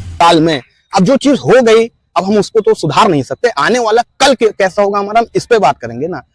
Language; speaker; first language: Hindi; native; Hindi